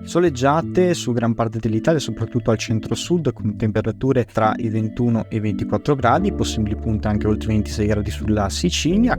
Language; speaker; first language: Italian; native; Italian